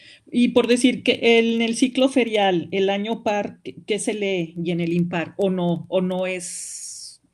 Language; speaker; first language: Spanish; native; Spanish